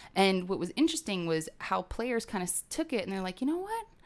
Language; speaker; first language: English; native; English